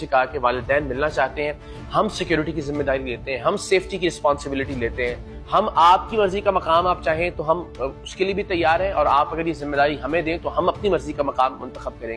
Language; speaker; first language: Urdu; native; Urdu